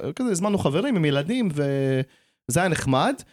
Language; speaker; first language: Hebrew; early bilingual, other home language; Russian